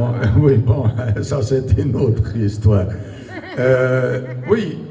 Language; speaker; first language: French; non-native, local second language; Luxembourgish